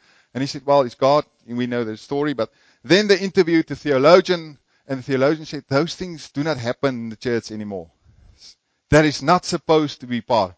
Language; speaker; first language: English; non-native, local second language; Afrikaans